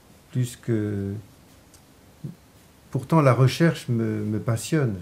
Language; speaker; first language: French; native; French